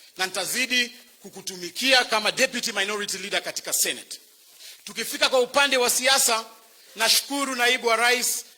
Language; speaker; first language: Swahili; non-native, local second language; Luyia